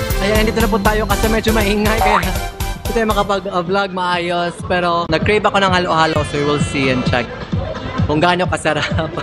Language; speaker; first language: Filipino; non-native, local second language; Cebuano